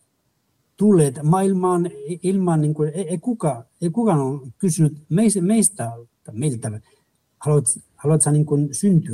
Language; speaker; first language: Finnish; non-native, fluent; Spanish